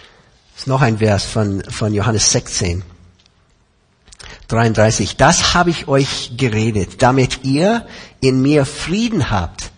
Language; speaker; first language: German; non-native, fluent; English